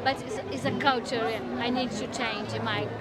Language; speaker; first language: English; non-native, learner; Portuguese